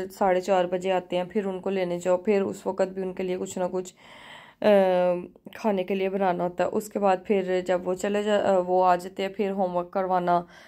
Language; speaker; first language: Urdu; native; Urdu